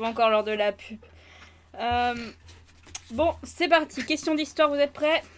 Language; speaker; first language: French; native; French